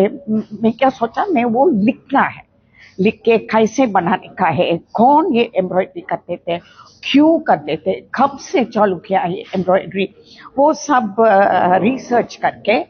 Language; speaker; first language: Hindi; non-native, local second language; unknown